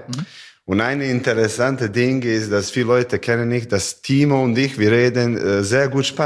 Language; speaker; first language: German; non-native, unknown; Serbian